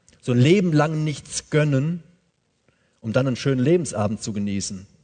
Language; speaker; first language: German; native; German